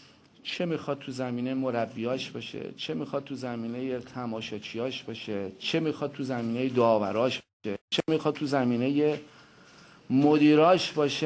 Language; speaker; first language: Persian; native; Persian